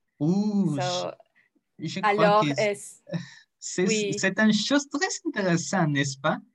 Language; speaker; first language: French; non-native, learner; Spanish